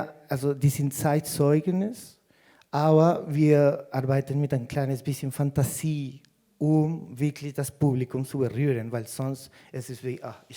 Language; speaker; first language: German; non-native, fluent; Spanish